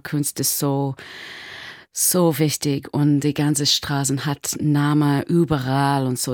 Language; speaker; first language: German; non-native, learner; English